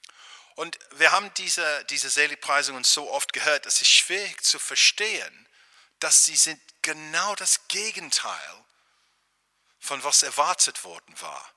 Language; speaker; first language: German; non-native, fluent; English